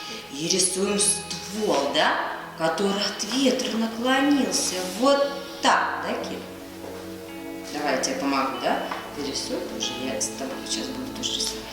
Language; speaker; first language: Russian; native; Russian